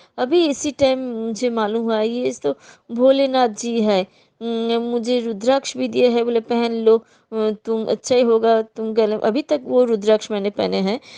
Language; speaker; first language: Hindi; non-native, local second language; Bangla